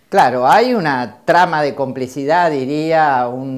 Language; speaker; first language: Spanish; native; Spanish